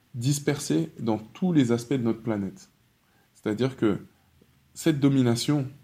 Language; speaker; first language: French; native; French